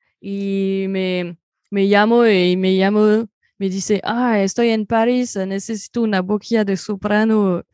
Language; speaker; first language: Spanish; non-native, fluent; French